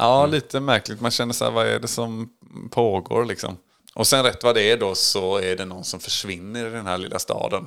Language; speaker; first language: Swedish; native; Swedish